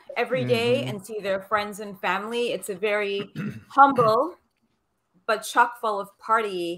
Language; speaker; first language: English; early bilingual, other home language; Portuguese